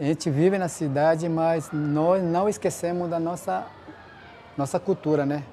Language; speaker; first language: Portuguese; non-native, local second language; Ticuna